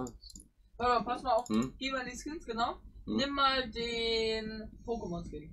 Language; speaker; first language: German; native; German